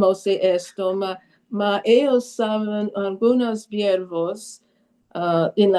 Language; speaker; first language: Spanish; early bilingual, heritage; Spanish